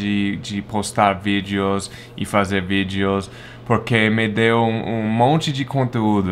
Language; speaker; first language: Portuguese; non-native, fluent; English